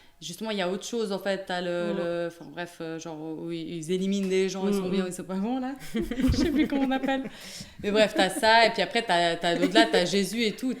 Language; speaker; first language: French; native; French